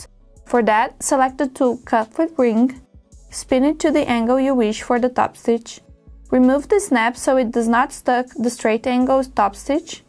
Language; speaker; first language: English; non-native, fluent; Portuguese